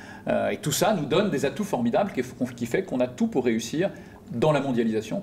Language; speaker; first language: French; native; French